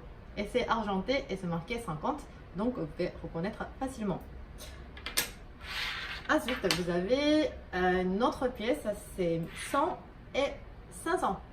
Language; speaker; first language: French; non-native, fluent; Japanese